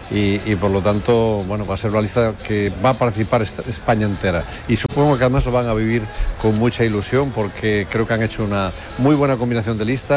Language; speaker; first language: Spanish; native; Spanish